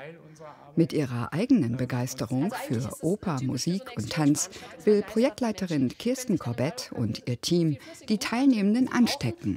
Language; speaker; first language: German; native; German